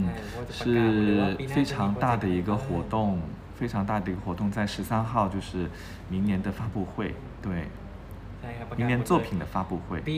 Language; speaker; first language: Chinese; non-native, fluent; Thai